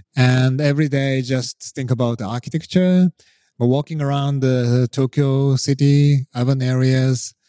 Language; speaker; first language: English; non-native, fluent; Japanese